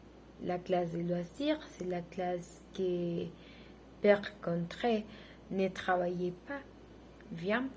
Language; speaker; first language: French; non-native, learner; Spanish